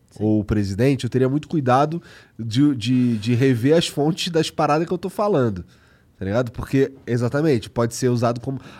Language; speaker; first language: Portuguese; native; Portuguese